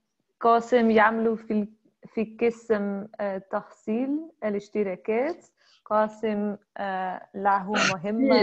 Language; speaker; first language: Arabic; non-native, learner; Dutch